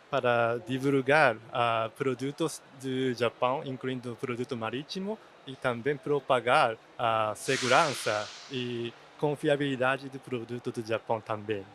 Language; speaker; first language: Portuguese; non-native, learner; Japanese